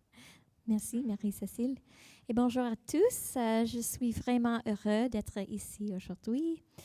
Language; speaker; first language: French; non-native, learner; English